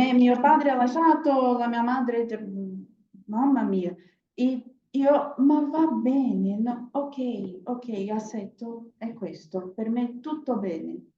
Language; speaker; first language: Italian; non-native, learner; Portuguese